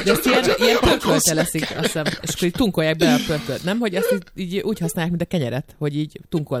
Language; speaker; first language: Hungarian; native; Hungarian